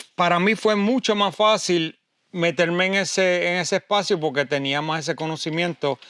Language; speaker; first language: Spanish; early bilingual, heritage; Spanish